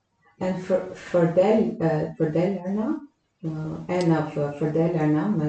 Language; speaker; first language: Swedish; non-native, fluent; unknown